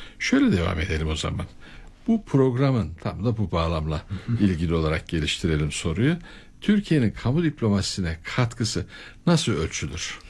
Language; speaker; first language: Turkish; native; Turkish